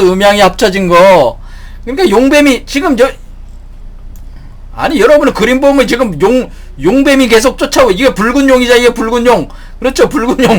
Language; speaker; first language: Korean; native; Korean